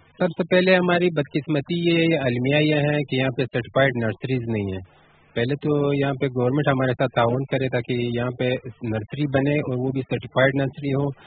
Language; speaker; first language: Urdu; non-native, local second language; Pashto